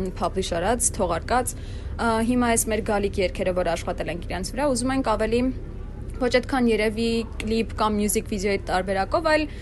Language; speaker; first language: Armenian; early bilingual, heritage; Armenian